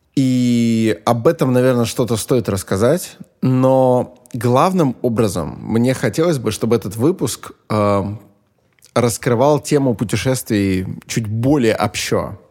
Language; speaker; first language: Russian; native; Russian